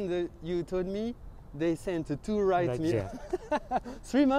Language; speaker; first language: English; non-native, learner; French